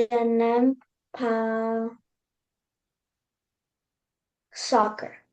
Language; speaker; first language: French; non-native, learner; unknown